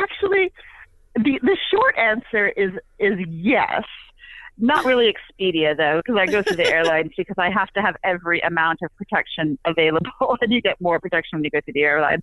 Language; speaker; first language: English; native; English